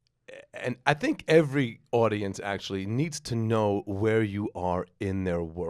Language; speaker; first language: English; native; English